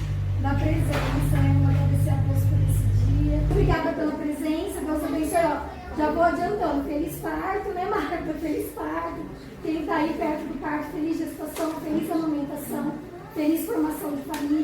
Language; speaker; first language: Portuguese; native; Portuguese